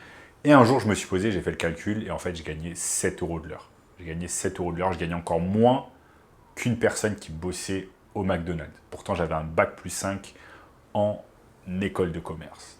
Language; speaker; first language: French; native; French